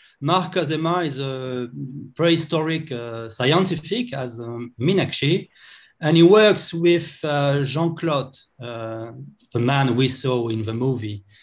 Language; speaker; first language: English; non-native, learner; French